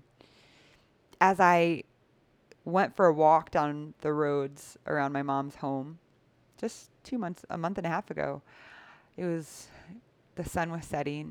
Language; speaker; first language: English; native; English